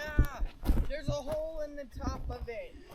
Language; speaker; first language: English; native; English